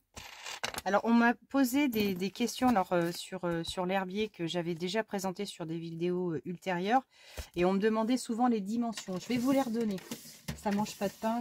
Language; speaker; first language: French; native; French